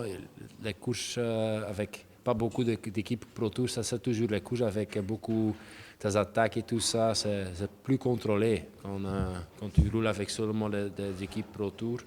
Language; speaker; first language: French; non-native, local second language; Dutch